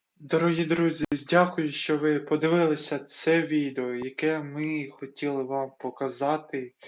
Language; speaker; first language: Ukrainian; non-native, local second language; Russian